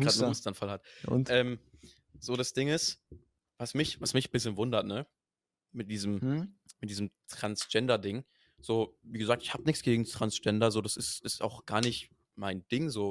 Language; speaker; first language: German; native; German